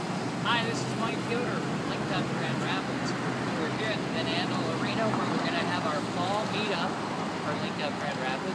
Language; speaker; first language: English; native; English